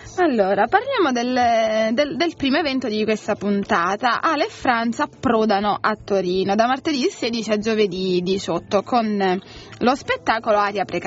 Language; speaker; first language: Italian; native; Italian